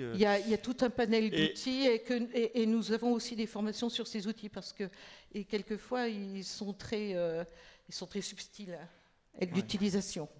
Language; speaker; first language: French; native; French